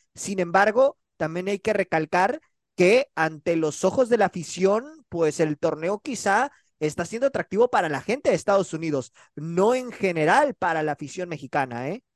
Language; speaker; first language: Spanish; native; Spanish